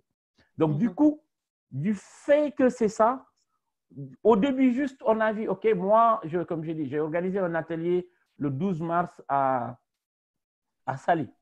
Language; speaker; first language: French; non-native, local second language; Wolof